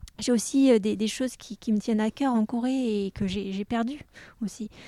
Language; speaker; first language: French; native; French